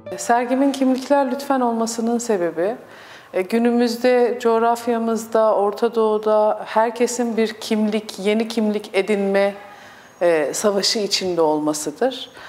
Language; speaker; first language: Turkish; non-native, fluent; Persian